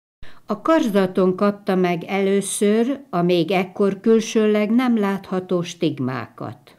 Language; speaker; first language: Hungarian; native; Hungarian